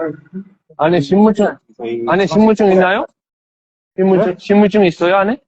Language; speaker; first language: Korean; non-native, learner; Uzbek